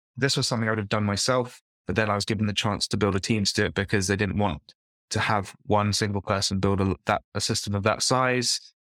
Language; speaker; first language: English; native; English